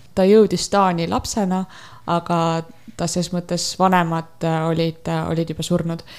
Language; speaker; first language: Estonian; native; Estonian